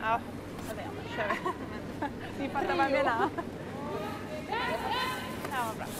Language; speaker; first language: Swedish; native; Swedish